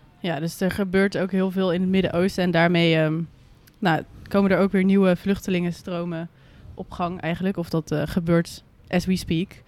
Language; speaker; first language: Dutch; native; Dutch